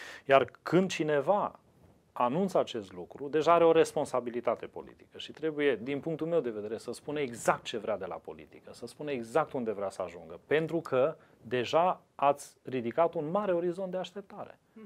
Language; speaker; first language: Romanian; native; Romanian